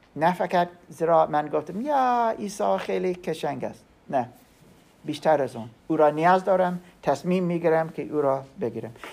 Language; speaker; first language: Persian; non-native, learner; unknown